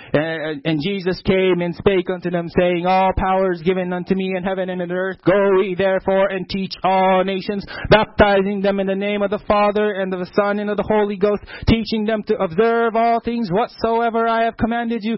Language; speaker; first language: English; native; English